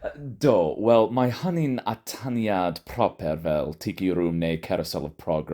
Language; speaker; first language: Welsh; non-native, fluent; English